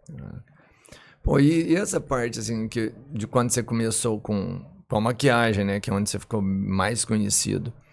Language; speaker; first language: Portuguese; native; Portuguese